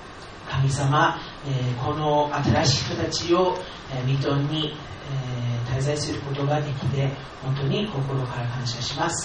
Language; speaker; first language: Japanese; non-native, fluent; English